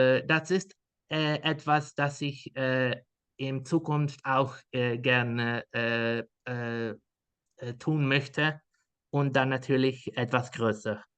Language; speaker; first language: German; non-native, learner; Dutch